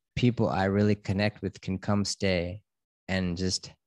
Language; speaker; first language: English; native; English